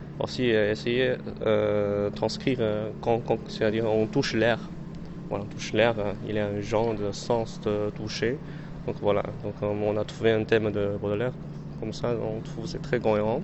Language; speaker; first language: French; non-native, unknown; Chinese